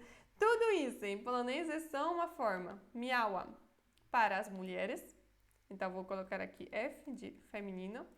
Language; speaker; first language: Portuguese; non-native, fluent; Polish